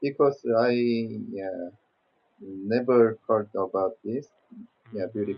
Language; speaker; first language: English; non-native, learner; Korean